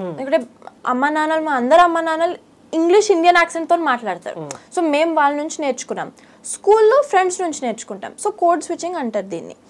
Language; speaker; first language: Telugu; early bilingual, heritage; Telugu